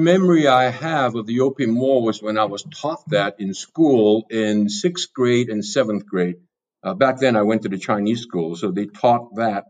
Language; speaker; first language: English; non-native, local second language; Cantonese